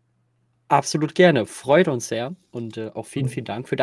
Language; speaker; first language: German; native; German